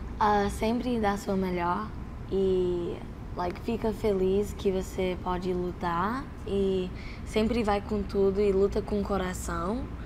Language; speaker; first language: Portuguese; early bilingual, heritage; Portuguese